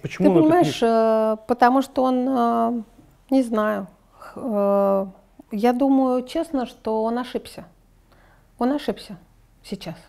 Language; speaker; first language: Russian; native; Russian